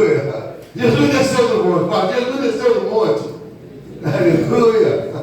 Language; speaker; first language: Portuguese; native; Portuguese